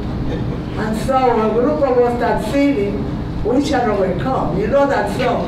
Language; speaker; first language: English; non-native, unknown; Spanish